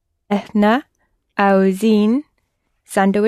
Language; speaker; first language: Arabic; non-native, learner; English